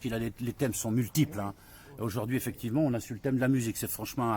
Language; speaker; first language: French; native; French